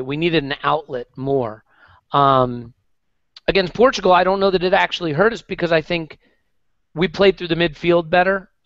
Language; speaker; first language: English; native; English